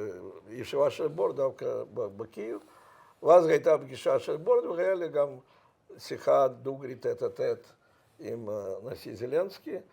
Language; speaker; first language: Hebrew; non-native, fluent; Russian